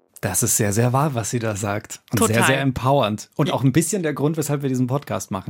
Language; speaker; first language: German; native; German